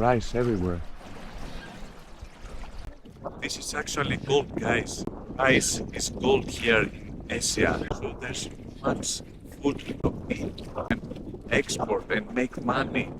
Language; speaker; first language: English; non-native, fluent; Greek